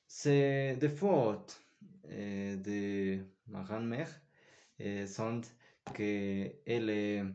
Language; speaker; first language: French; non-native, learner; Spanish